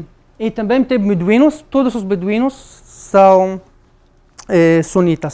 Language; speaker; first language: Portuguese; non-native, fluent; Arabic